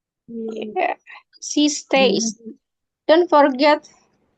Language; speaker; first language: English; non-native, fluent; Indonesian